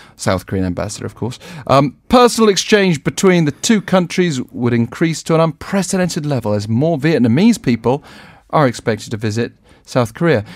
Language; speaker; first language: English; native; English